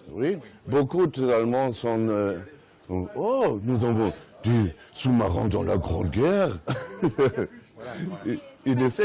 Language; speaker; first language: French; non-native, learner; German